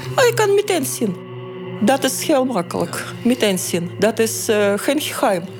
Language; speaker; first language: Dutch; non-native, learner; Russian